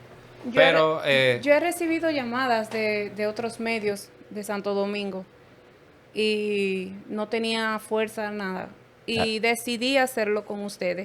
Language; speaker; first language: Spanish; native; Spanish